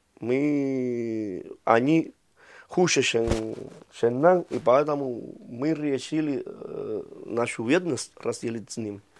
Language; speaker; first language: Russian; non-native, fluent; Spanish